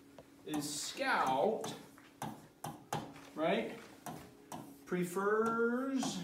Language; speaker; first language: English; native; English